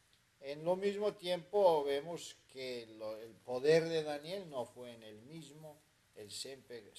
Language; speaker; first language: Spanish; non-native, fluent; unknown